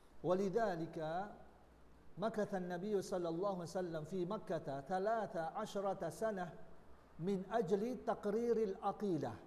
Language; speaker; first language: Arabic; non-native, learner; Indonesian